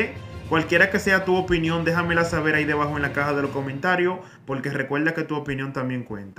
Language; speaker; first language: Spanish; native; Spanish